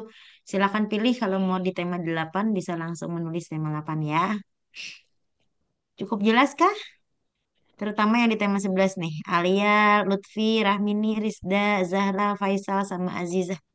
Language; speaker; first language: Indonesian; native; Indonesian